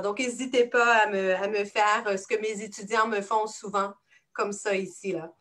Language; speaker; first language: French; native; French